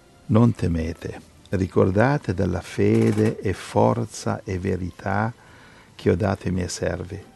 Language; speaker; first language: Italian; native; Italian